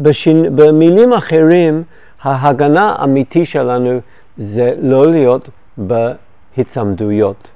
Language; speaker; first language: Hebrew; non-native, fluent; English